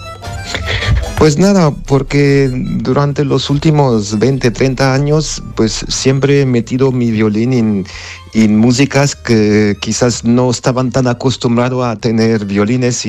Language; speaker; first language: Spanish; non-native, fluent; Armenian